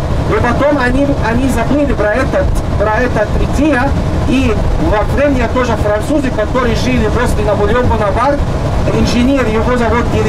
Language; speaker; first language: Russian; non-native, learner; Arabic